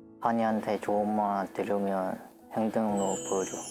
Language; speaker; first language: Korean; non-native, learner; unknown